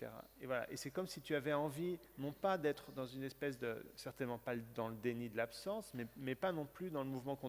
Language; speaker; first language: French; native; French